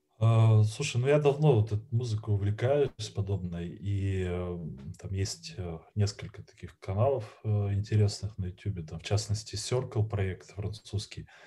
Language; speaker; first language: Russian; native; Russian